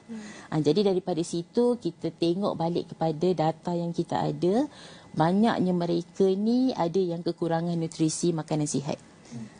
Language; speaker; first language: Malay; native; Malay